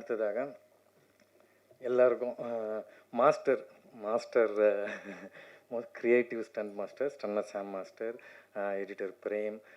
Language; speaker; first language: Tamil; native; Tamil